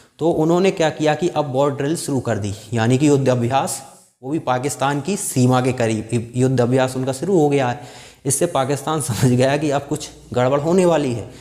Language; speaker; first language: Hindi; native; Hindi